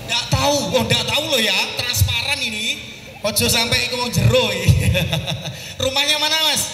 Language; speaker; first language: Indonesian; non-native, local second language; Javanese